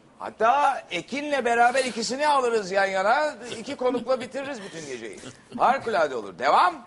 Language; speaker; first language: Turkish; native; Turkish